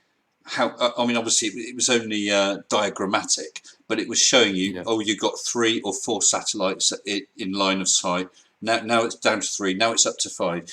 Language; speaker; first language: English; native; English